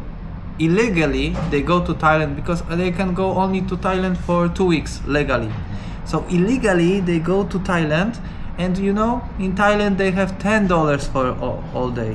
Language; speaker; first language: English; non-native, learner; Polish